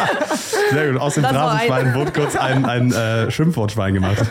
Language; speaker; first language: German; native; German